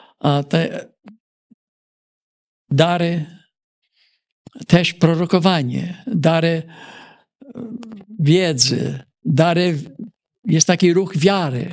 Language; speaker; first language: Polish; early bilingual, heritage; Polish